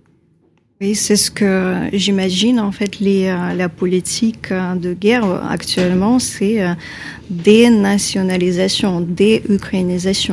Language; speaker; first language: French; non-native, fluent; Russian